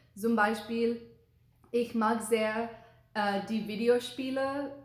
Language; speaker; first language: German; non-native, learner; English